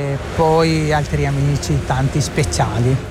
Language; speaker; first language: Italian; non-native, learner; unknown